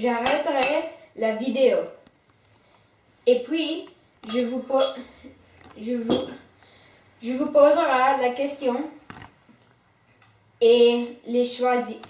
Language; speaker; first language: French; non-native, learner; English